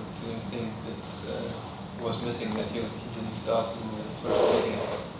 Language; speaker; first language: English; non-native, fluent; Italian